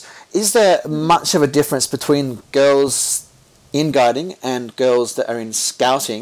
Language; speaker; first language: English; native; English